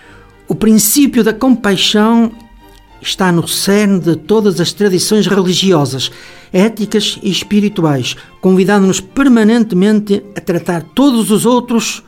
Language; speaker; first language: Portuguese; native; Portuguese